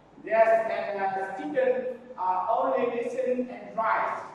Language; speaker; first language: English; non-native, learner; Vietnamese